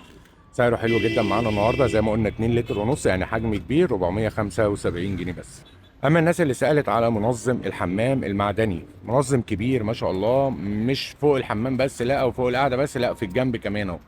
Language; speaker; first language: Arabic; native; Arabic